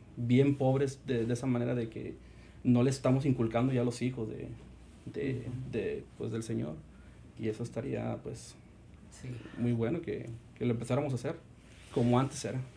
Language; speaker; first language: Spanish; native; Spanish